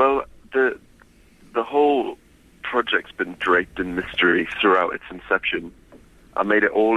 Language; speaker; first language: English; native; English